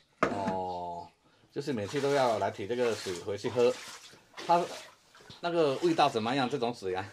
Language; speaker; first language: Chinese; native; Chinese